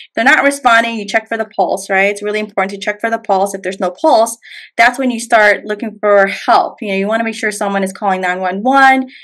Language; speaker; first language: English; native; English